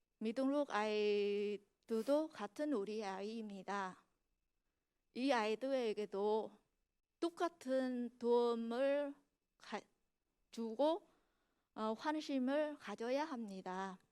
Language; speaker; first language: Korean; non-native, fluent; Vietnamese